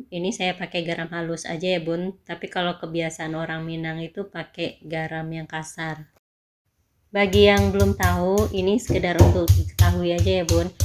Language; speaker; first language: Indonesian; non-native, local second language; Minangkabau